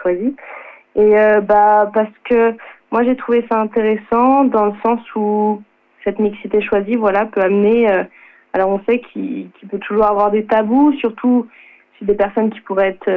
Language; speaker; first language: French; native; French